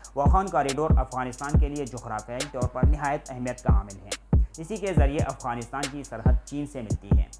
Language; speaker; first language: Urdu; non-native, local second language; Pashto